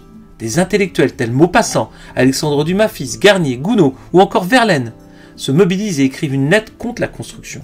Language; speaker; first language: French; native; French